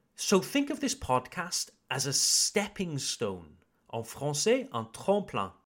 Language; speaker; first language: English; native; English